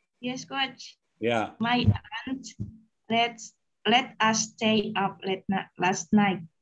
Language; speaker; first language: English; non-native, learner; Indonesian